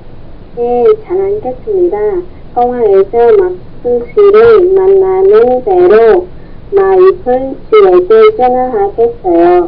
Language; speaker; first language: Korean; non-native, learner; Vietnamese